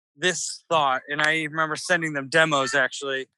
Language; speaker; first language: English; native; English